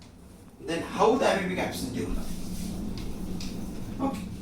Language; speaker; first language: English; non-native, local second language; Marathi